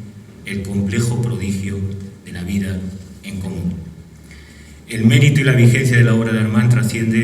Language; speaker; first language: Spanish; native; Spanish